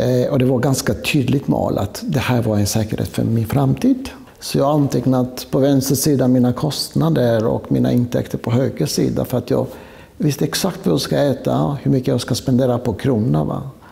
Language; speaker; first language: Swedish; non-native, fluent; Greek